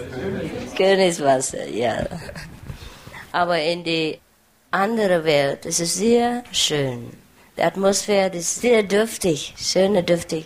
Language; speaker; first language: German; non-native, learner; Vietnamese